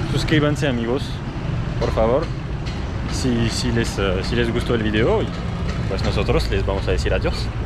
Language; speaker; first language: Spanish; non-native, fluent; French